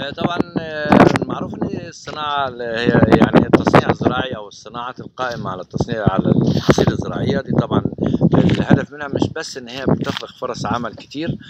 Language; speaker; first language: Egyptian Arabic; native; Egyptian Arabic